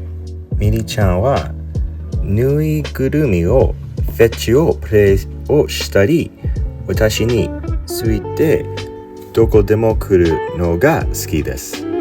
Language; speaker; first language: Japanese; non-native, learner; English